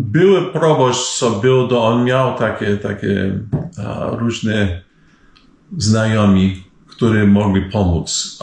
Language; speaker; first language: Polish; early bilingual, heritage; Polish